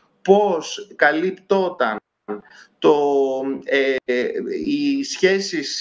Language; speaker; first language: Greek; native; Greek